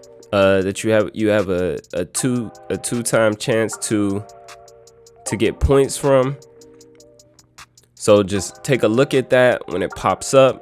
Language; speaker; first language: English; native; English